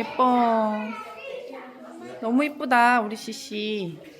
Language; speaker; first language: Korean; native; Korean